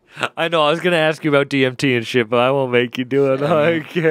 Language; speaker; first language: English; native; English